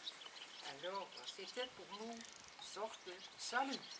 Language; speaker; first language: French; non-native, fluent; Dutch